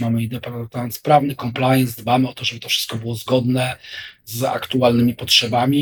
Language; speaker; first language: Polish; native; Polish